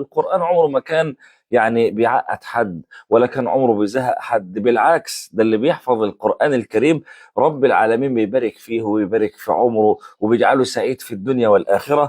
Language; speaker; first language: Arabic; native; Arabic